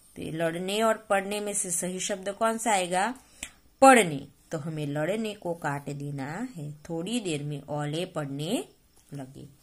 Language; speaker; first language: Hindi; non-native, local second language; Gujarati